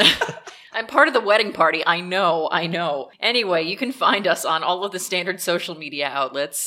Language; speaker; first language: English; native; English